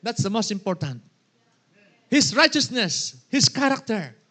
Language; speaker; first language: English; non-native, local second language; Filipino